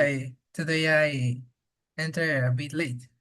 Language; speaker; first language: English; non-native, learner; Spanish